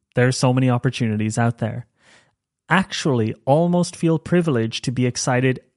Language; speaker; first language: English; native; English